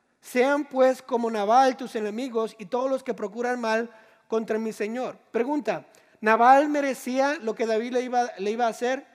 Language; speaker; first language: Spanish; native; Spanish